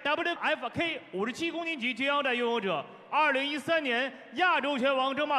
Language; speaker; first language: Chinese; native; Chinese